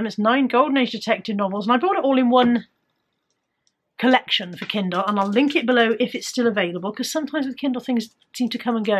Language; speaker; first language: English; native; English